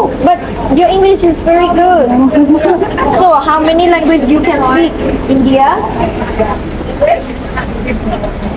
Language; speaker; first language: English; non-native, learner; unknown